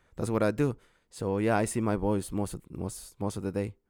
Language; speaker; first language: English; non-native, learner; Spanish